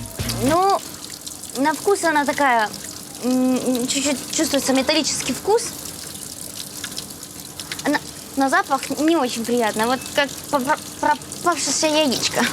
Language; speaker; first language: Russian; native; Russian